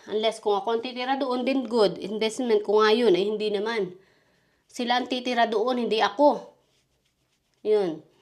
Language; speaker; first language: Filipino; native; Filipino